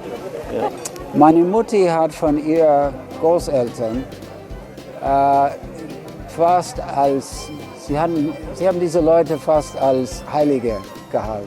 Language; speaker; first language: German; non-native, fluent; English